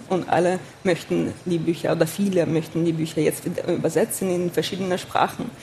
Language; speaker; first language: German; non-native, fluent; Ukrainian